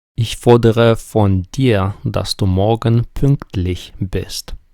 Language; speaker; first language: German; non-native, fluent; Ukrainian